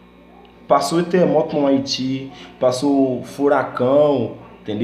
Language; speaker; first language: Portuguese; non-native, learner; Haitian Creole